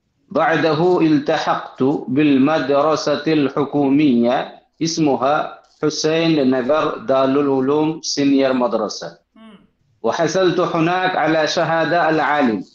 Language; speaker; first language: Arabic; non-native, learner; Bangla